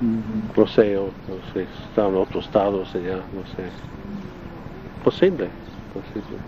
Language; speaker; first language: Spanish; non-native, learner; Italian